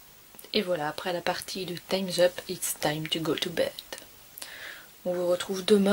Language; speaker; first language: French; native; French